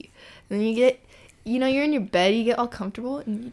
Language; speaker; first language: English; early bilingual, other home language; Spanish